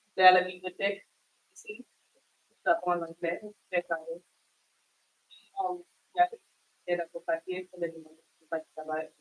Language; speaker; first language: French; non-native, learner; English